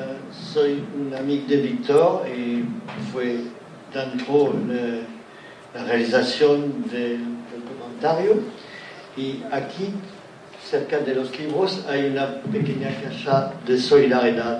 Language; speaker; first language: Spanish; non-native, learner; French